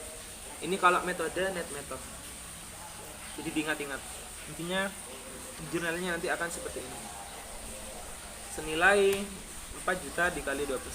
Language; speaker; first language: Indonesian; native; Indonesian